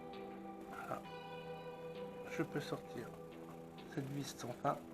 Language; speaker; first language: French; native; French